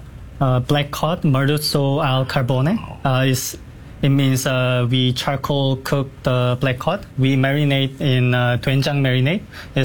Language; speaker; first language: English; non-native, fluent; Korean